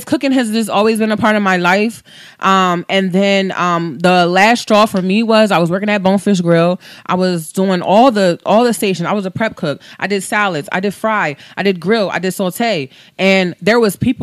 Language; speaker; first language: English; native; English